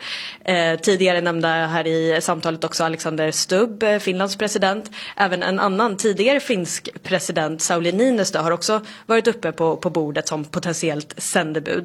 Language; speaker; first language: Swedish; native; Swedish